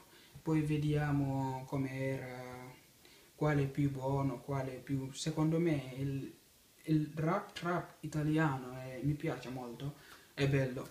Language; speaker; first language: Italian; non-native, learner; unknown